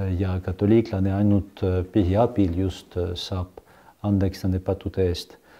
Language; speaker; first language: Estonian; non-native, fluent; French